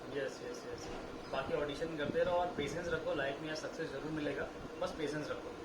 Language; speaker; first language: Hindi; native; Hindi